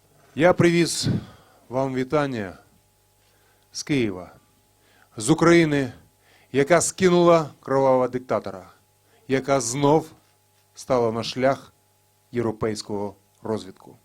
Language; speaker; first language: Ukrainian; non-native, local second language; Russian